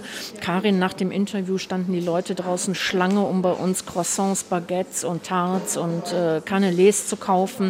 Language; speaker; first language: German; native; German